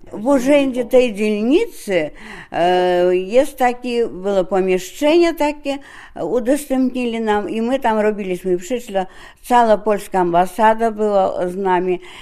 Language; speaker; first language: Polish; non-native, fluent; Russian